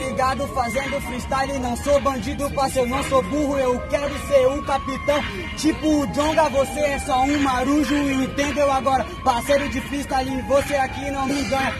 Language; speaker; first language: Portuguese; native; Portuguese